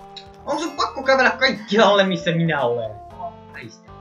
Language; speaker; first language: Finnish; native; Finnish